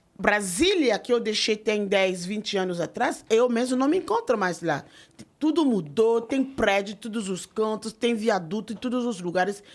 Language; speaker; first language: Portuguese; non-native, fluent; French